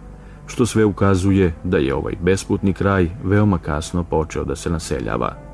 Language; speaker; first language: Bosnian; native; Bosnian